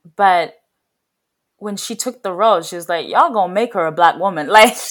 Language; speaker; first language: English; native; English